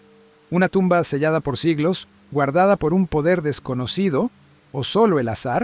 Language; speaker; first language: Spanish; native; Spanish